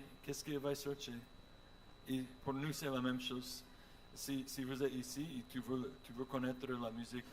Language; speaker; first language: French; non-native, learner; English